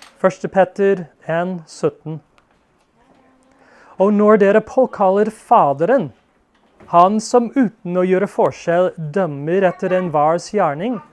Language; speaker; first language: Norwegian; non-native, fluent; English